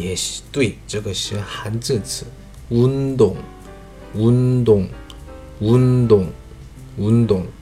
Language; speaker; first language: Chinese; non-native, fluent; Korean